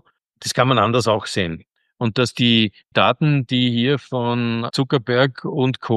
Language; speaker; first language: German; native; German